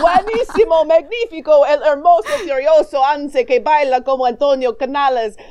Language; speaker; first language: Spanish; non-native, learner; English